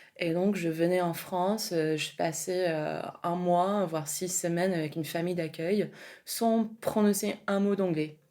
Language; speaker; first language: French; non-native, fluent; English